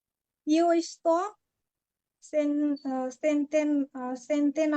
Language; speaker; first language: Italian; non-native, learner; Bangla